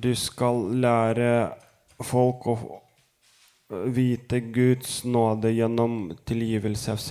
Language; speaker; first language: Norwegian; non-native, fluent; Lithuanian